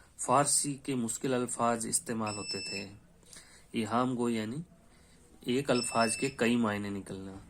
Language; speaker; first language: Urdu; native; Urdu